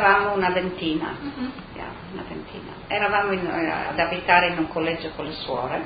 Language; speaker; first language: Italian; non-native, local second language; Friulian